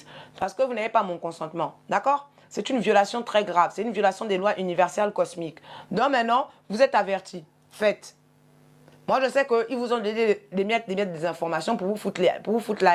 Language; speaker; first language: French; native; French